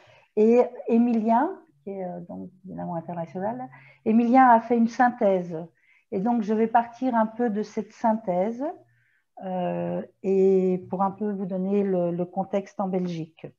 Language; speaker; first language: French; native; French